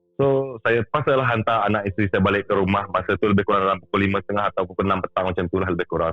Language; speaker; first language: Malay; native; Malay